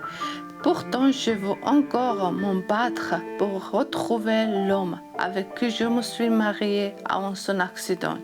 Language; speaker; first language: French; non-native, learner; Georgian